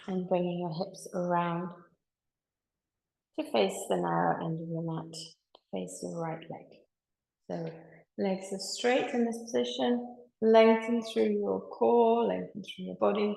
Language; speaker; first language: English; native; English